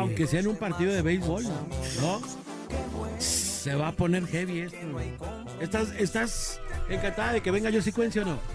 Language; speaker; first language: Spanish; native; Spanish